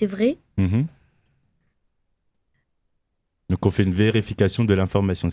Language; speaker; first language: French; native; French